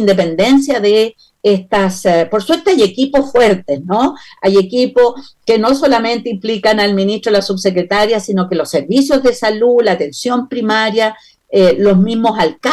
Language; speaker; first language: Spanish; native; Spanish